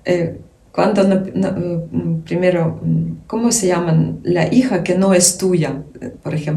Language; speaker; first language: Spanish; non-native, fluent; Ukrainian